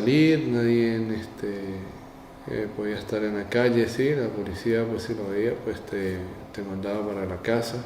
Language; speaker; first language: Spanish; native; Spanish